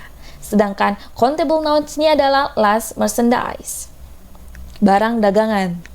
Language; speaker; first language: Indonesian; native; Indonesian